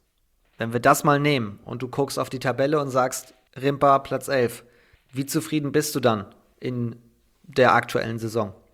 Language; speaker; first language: German; native; German